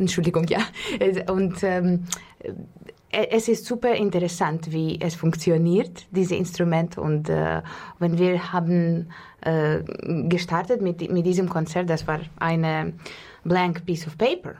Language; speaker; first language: German; non-native, learner; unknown